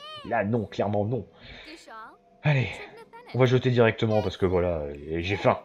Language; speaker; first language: French; native; French